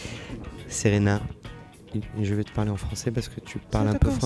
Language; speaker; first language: French; native; French